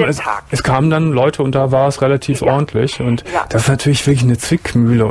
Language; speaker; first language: German; native; German